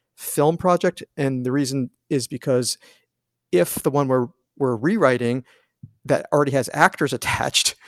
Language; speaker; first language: English; native; English